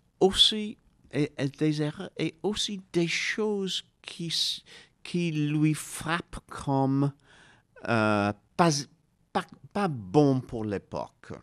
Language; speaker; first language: French; non-native, learner; English